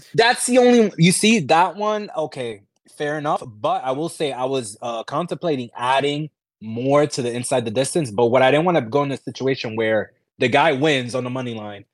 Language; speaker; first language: English; early bilingual, other home language; Spanish